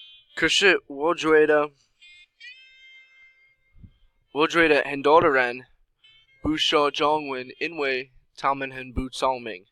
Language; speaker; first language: Chinese; non-native, learner; English